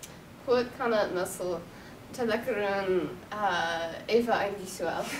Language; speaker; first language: Arabic; non-native, learner; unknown